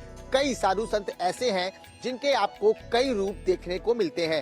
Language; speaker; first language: Hindi; native; Hindi